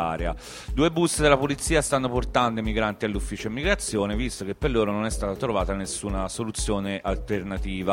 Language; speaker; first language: Italian; native; Italian